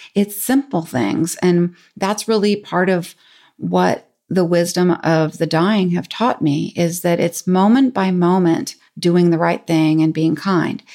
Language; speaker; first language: English; native; English